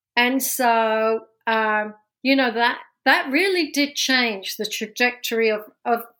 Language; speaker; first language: English; native; English